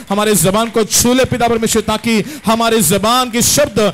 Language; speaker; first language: Hindi; non-native, local second language; Tamil